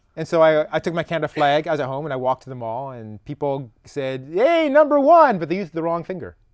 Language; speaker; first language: English; native; English